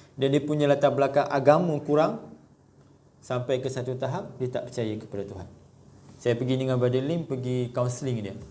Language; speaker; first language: Malay; native; Malay